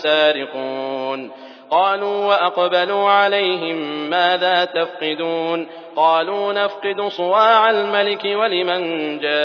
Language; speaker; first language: Arabic; native; Arabic